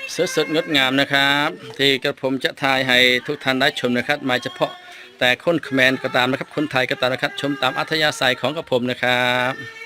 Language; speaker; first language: Thai; non-native, fluent; Khmer